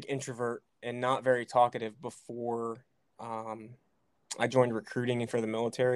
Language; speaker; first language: English; native; English